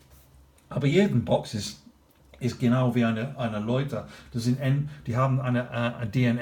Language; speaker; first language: German; non-native, learner; English